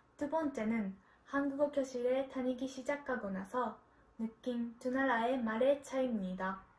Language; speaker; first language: Korean; non-native, fluent; Japanese